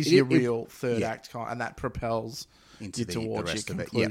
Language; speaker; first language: English; native; English